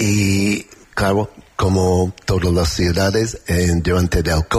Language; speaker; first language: Spanish; non-native, learner; English